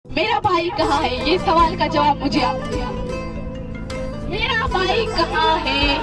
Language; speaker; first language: Hindi; non-native, local second language; Baluchi